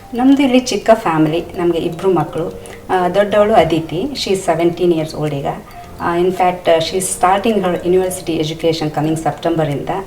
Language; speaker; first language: Kannada; native; Kannada